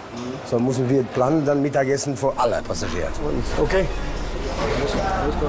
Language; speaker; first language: German; non-native, learner; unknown